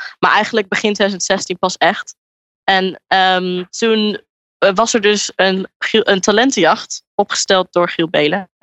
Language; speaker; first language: Dutch; native; Dutch